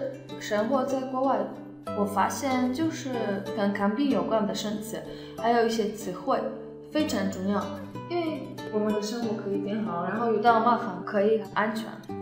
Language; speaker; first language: Chinese; non-native, fluent; Polish